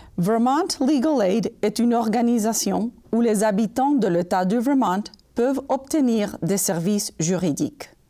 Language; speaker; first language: French; non-native, fluent; Spanish